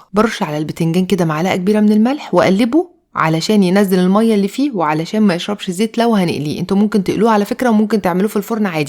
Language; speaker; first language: Arabic; native; Arabic